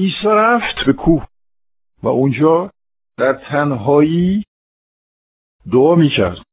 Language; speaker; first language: Persian; non-native, fluent; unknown